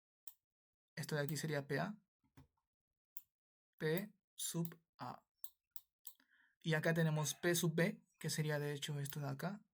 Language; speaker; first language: Spanish; native; Spanish